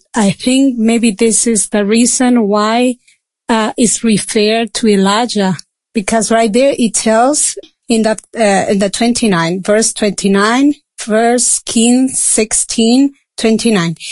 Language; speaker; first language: English; non-native, fluent; Spanish